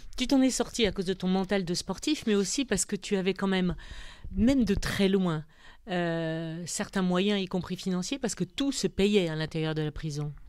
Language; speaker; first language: French; native; French